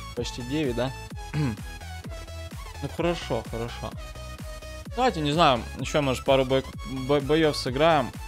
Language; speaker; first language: Russian; native; Russian